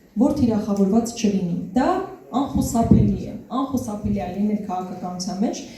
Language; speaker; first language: Armenian; native; Armenian